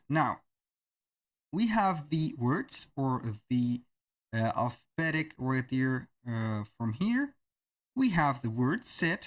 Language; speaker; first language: English; non-native, fluent; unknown